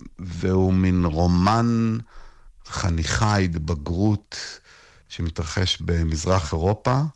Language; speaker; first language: Hebrew; native; Hebrew